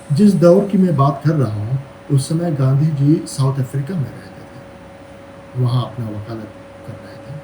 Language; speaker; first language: Hindi; native; Hindi